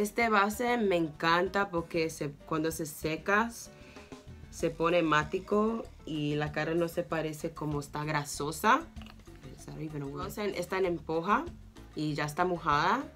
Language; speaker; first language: Spanish; early bilingual, heritage; English